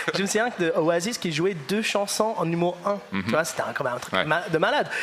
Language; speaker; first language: French; non-native, fluent; English